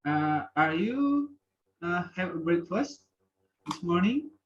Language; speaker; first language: English; non-native, learner; Indonesian